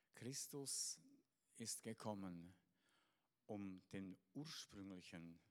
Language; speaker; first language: German; native; German